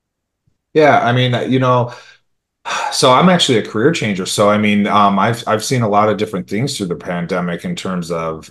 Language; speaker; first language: English; early bilingual, other home language; Romanian